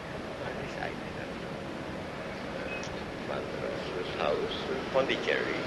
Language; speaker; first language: English; non-native, learner; Japanese